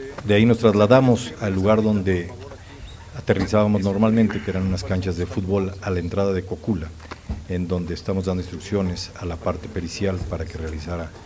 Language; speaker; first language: Spanish; native; Spanish